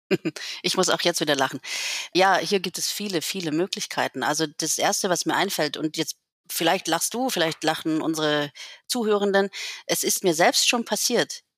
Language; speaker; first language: German; native; German